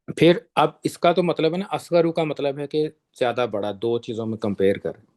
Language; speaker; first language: Urdu; native; Urdu